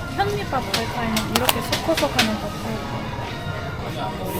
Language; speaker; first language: Korean; non-native, learner; Russian